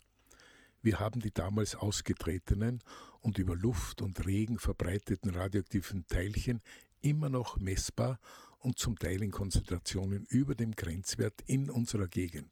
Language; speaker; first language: German; native; German